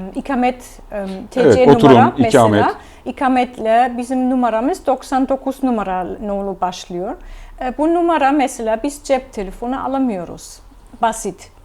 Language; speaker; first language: Turkish; non-native, fluent; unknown